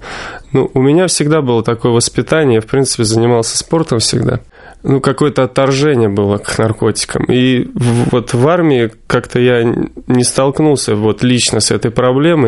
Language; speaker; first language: Russian; native; Russian